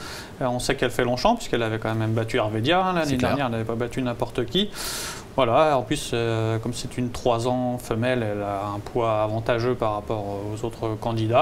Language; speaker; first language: French; native; French